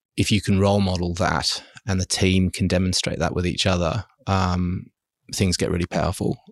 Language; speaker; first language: English; early bilingual, other home language; German